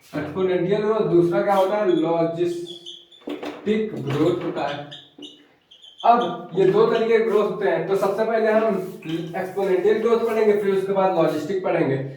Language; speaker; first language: Hindi; native; Hindi